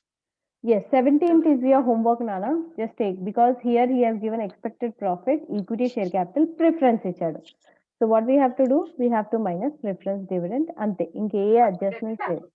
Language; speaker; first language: English; non-native, local second language; Telugu